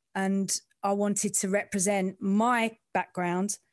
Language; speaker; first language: English; native; English